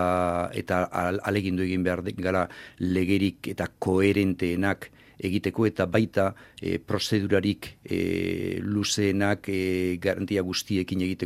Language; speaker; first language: Basque; native; Basque